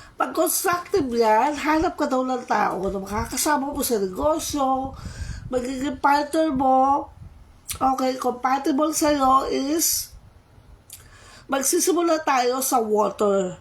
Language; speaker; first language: Filipino; native; Filipino